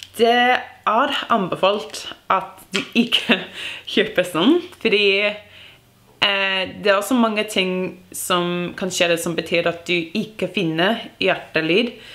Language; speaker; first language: Norwegian; non-native, learner; English